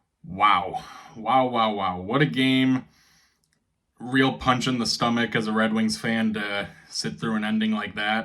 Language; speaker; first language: English; native; English